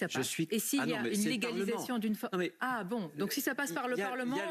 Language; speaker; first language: French; native; French